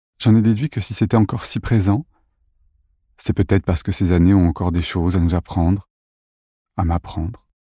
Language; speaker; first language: French; native; French